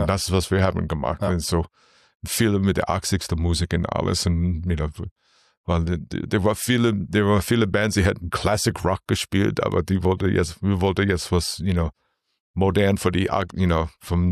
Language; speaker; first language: German; non-native, learner; English